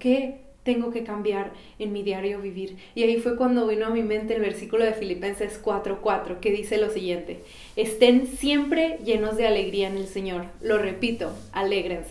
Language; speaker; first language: Spanish; native; Spanish